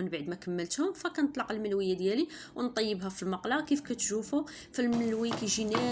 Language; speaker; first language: Arabic; native; Arabic